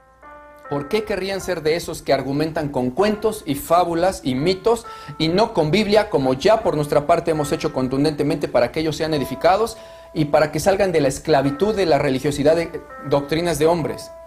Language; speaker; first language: Spanish; native; Spanish